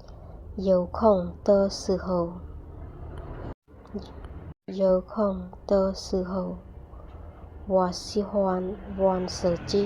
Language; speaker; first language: Chinese; non-native, fluent; Khmer